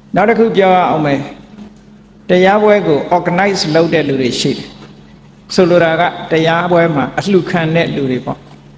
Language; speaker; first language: Burmese; native; Burmese